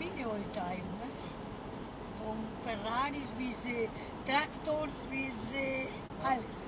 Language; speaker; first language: German; non-native, fluent; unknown